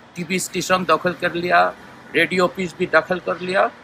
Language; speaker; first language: Hindi; non-native, learner; Bangla